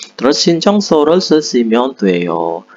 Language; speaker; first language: Korean; non-native, fluent; Indonesian